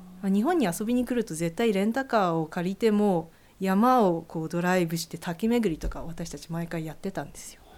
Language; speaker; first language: Japanese; native; Japanese